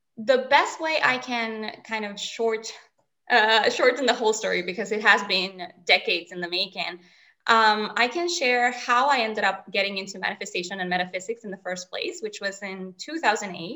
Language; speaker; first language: English; non-native, fluent; Spanish